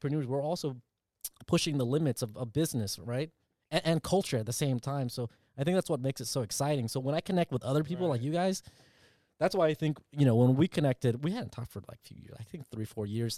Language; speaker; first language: English; early bilingual, other home language; Vietnamese